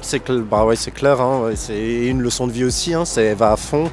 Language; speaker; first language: French; native; French